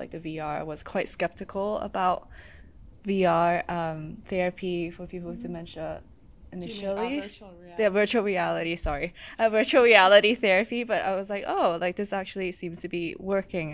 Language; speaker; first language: English; non-native, local second language; Cantonese